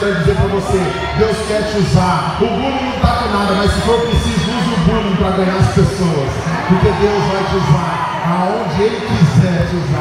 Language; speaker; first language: Portuguese; native; Portuguese